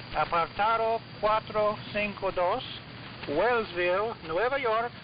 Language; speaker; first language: Spanish; non-native, learner; English